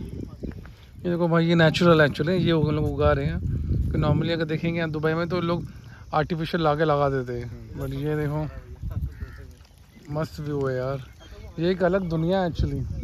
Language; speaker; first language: Hindi; native; Hindi